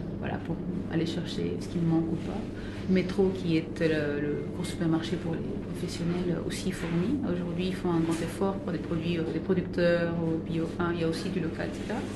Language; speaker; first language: French; non-native, fluent; Spanish